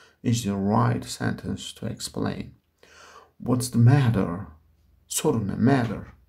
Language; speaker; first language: English; non-native, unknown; Turkish